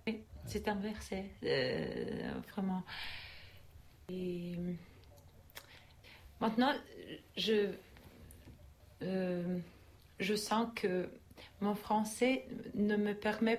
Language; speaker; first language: French; non-native, learner; Russian